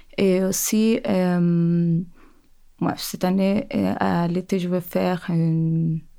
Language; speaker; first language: French; non-native, fluent; Spanish